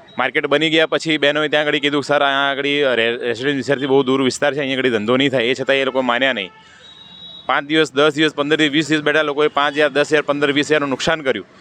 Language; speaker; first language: Gujarati; native; Gujarati